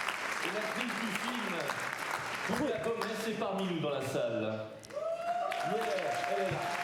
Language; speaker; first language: French; native; French